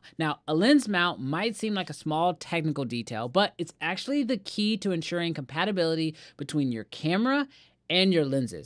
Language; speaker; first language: English; native; English